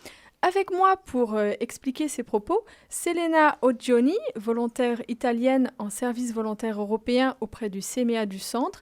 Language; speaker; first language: French; native; French